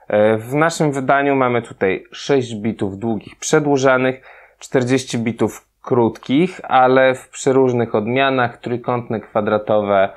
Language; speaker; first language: Polish; native; Polish